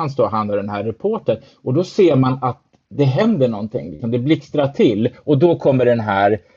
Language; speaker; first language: Swedish; early bilingual, other home language; German